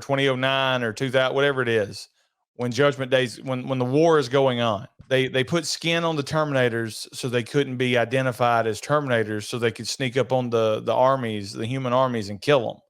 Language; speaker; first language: English; native; English